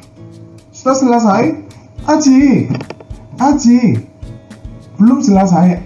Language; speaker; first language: Indonesian; non-native, learner; Korean